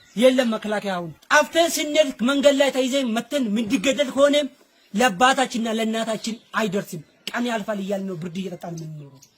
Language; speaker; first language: Amharic; non-native, local second language; Oromo